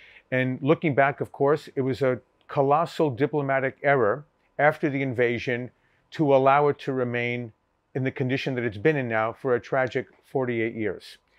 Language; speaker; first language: English; early bilingual, other home language; Greek